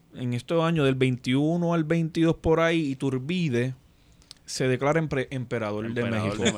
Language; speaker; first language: Spanish; native; Spanish